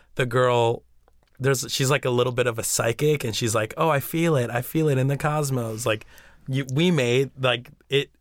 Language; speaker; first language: English; early bilingual, other home language; Spanish